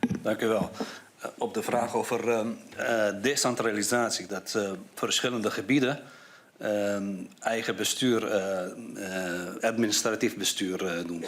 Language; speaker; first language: Dutch; non-native, fluent; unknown